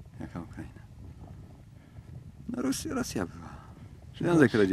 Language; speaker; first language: Polish; native; Polish